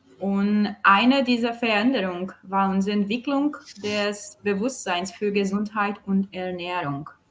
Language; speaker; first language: German; non-native, fluent; Portuguese